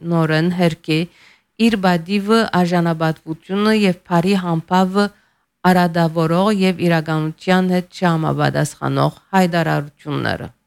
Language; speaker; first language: Armenian; early bilingual, heritage; Armenian